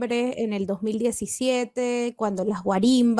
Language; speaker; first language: Spanish; native; Spanish